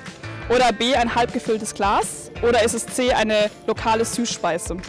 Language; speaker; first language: German; native; German